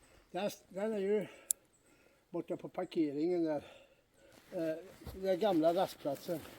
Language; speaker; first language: Swedish; native; Swedish